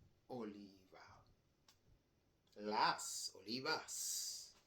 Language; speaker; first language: Spanish; non-native, learner; English